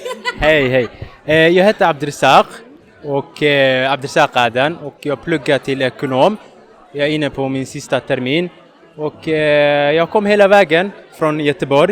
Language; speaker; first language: Swedish; early bilingual, other home language; Somali